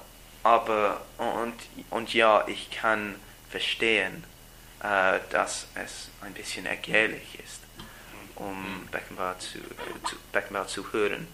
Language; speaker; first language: German; non-native, learner; English